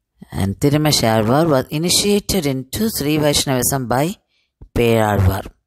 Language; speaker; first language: English; non-native, local second language; Tamil